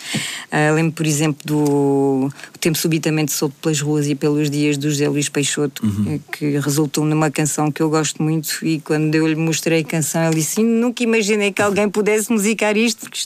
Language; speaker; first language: Portuguese; native; Portuguese